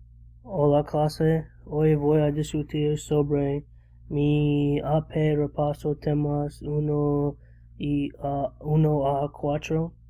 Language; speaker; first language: Spanish; non-native, learner; English